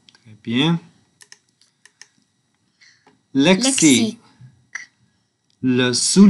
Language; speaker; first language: French; non-native, learner; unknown